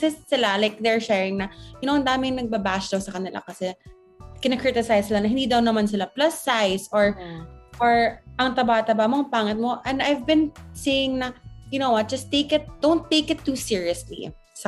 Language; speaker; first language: English; non-native, local second language; Hiligaynon